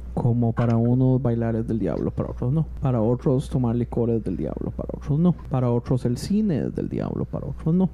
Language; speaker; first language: Spanish; native; Spanish